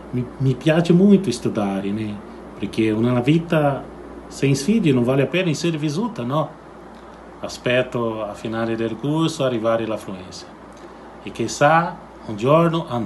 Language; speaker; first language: Italian; non-native, learner; Portuguese